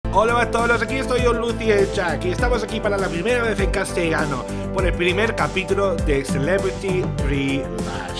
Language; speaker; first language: Spanish; non-native, learner; English